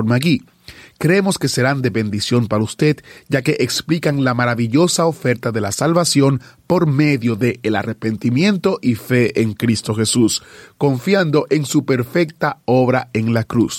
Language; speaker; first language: Spanish; native; Spanish